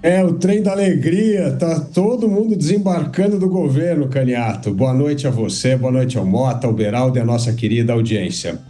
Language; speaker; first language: Portuguese; native; Portuguese